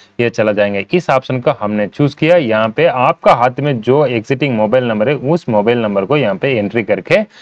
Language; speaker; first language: Hindi; non-native, local second language; Tamil